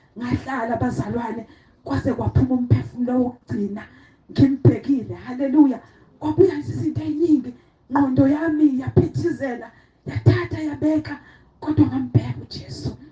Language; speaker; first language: Zulu; native; Zulu